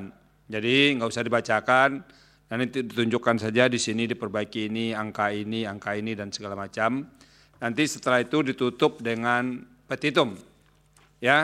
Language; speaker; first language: Indonesian; native; Indonesian